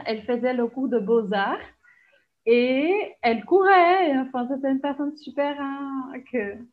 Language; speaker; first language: French; non-native, fluent; Portuguese